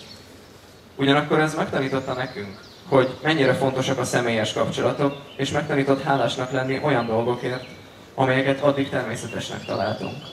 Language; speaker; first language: Hungarian; native; Hungarian